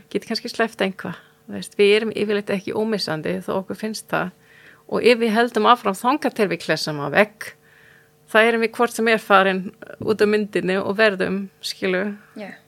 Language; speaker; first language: Icelandic; non-native, fluent; German